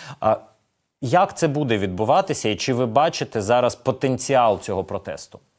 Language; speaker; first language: Ukrainian; native; Ukrainian